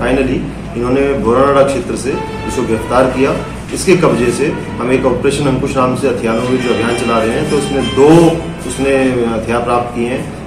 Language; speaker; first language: Hindi; native; Hindi